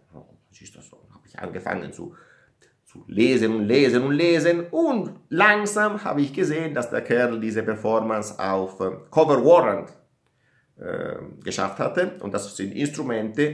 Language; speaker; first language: German; non-native, learner; Italian